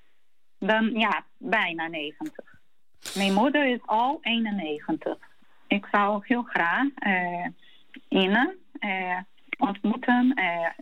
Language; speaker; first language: Dutch; non-native, learner; Portuguese